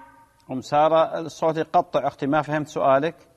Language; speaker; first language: Arabic; native; Arabic